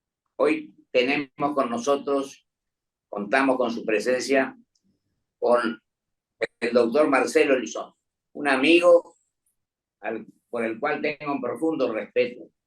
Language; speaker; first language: Spanish; native; Spanish